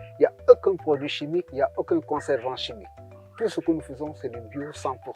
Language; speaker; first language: French; non-native, local second language; Serer